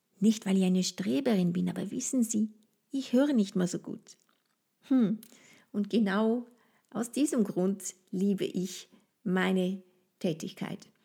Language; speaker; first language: German; non-native, fluent; French